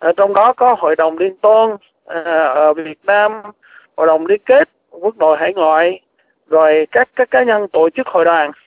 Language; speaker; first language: Vietnamese; native; Vietnamese